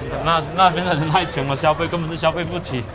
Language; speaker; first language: Chinese; native; Chinese